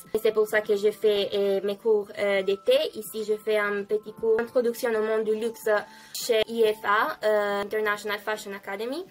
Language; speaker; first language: French; non-native, fluent; Italian